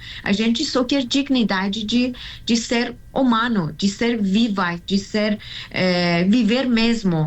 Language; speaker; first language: Portuguese; non-native, learner; Persian